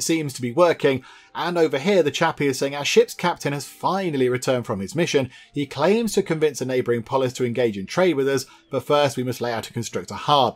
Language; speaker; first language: English; native; English